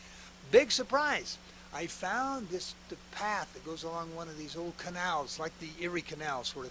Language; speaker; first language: English; native; English